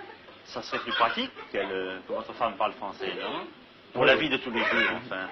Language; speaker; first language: French; native; French